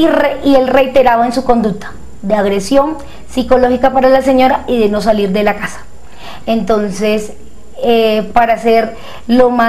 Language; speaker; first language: Spanish; native; Spanish